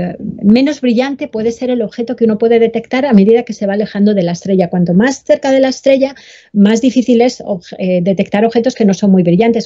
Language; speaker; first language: Spanish; native; Spanish